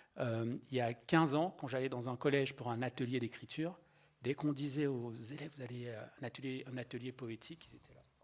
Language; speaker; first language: French; native; French